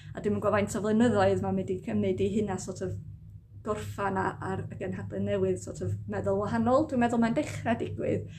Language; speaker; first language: Welsh; native; Welsh